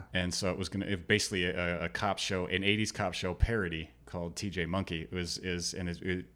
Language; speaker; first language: English; native; English